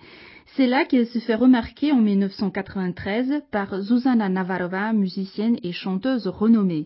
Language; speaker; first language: French; native; French